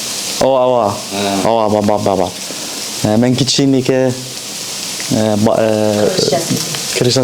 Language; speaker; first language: Kyrgyz; early bilingual, heritage; German